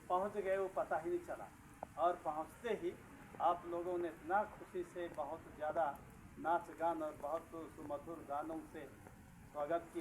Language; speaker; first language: Hindi; native; Hindi